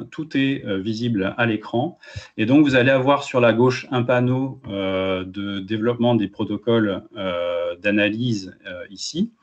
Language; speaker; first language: French; native; French